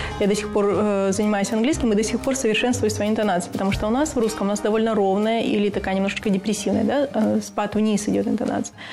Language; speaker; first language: Russian; native; Russian